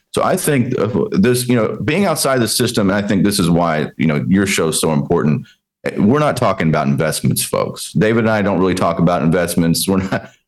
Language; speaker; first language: English; native; English